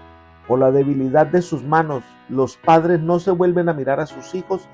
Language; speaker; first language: Spanish; native; Spanish